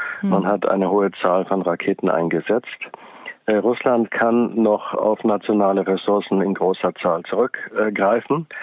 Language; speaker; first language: German; native; German